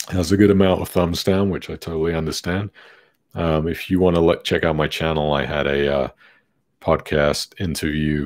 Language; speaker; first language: English; native; English